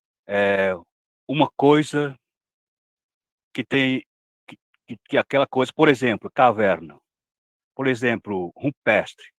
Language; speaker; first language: Portuguese; non-native, local second language; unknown